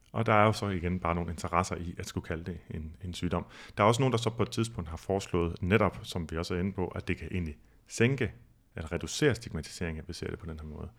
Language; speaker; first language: Danish; native; Danish